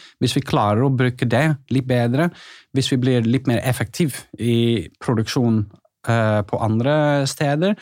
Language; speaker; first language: Norwegian; non-native, fluent; Dutch